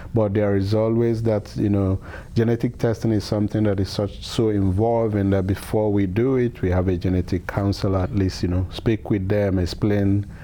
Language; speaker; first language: English; non-native, local second language; Igbo